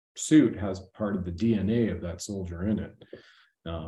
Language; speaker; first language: English; native; English